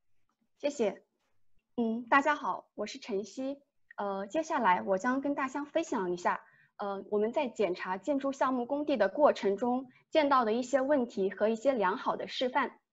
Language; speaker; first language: Chinese; native; Chinese